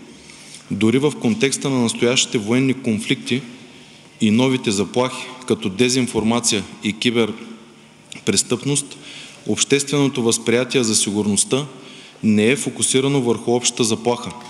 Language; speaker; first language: Bulgarian; native; Bulgarian